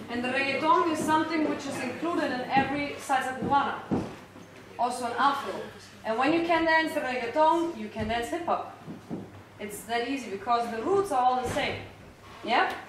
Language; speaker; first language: English; non-native, fluent; German